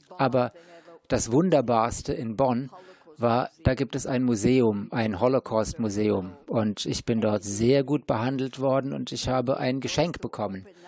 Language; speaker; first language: German; native; German